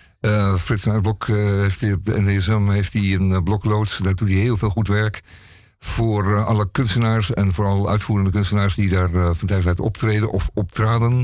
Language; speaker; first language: Dutch; native; Dutch